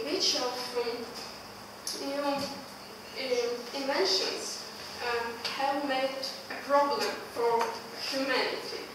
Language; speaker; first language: English; non-native, learner; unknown